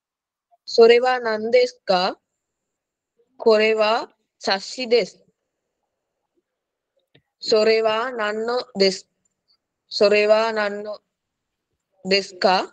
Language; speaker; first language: Japanese; non-native, learner; Sinhala